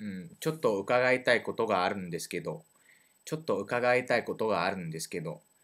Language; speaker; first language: Japanese; non-native, learner; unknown